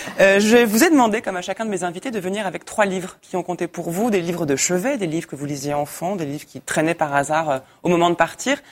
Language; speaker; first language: French; native; French